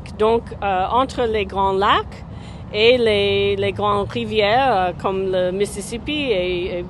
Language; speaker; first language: French; non-native, fluent; English